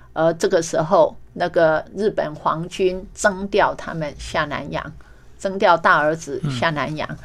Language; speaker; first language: Chinese; native; Chinese